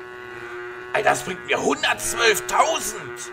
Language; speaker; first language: German; native; German